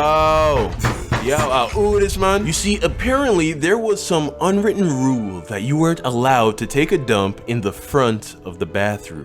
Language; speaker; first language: English; native; English